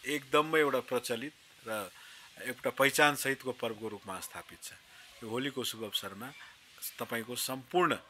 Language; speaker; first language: Nepali; non-native, local second language; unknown